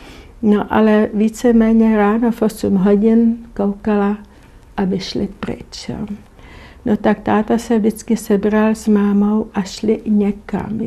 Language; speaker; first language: Czech; non-native, local second language; German